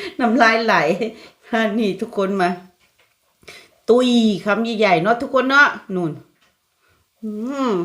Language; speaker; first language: Thai; non-native, local second language; Lao